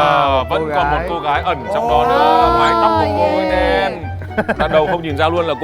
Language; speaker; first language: Vietnamese; native; Vietnamese